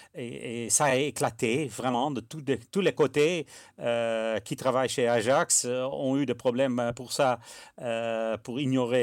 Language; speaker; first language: French; non-native, fluent; Dutch